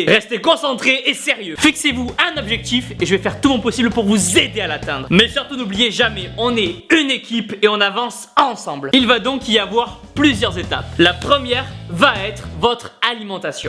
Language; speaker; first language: French; native; French